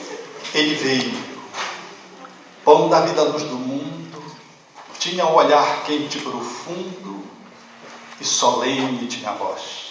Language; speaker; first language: Portuguese; native; Portuguese